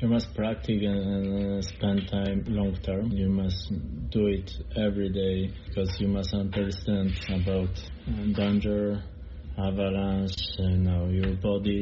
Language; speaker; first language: English; non-native, learner; Polish